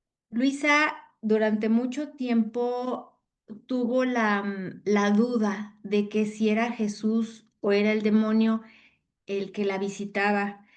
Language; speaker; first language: Spanish; native; Spanish